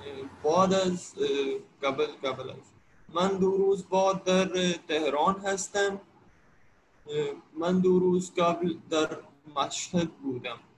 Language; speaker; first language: Persian; non-native, learner; Urdu